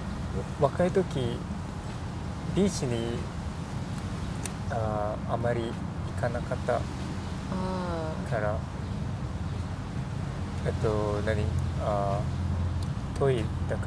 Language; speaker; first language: Japanese; non-native, learner; English